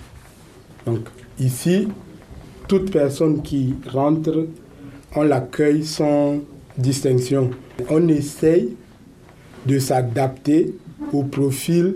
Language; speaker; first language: French; native; French